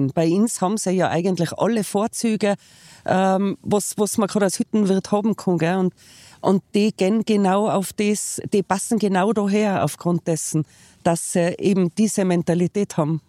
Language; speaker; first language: German; native; German